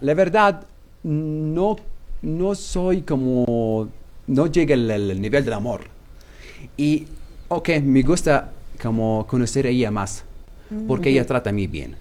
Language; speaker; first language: Spanish; non-native, learner; Arabic